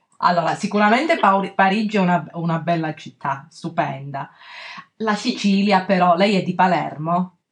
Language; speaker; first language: Italian; native; Italian